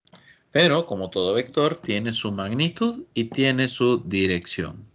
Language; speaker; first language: Spanish; native; Spanish